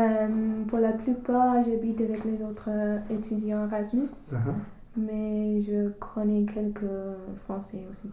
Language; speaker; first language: French; non-native, learner; English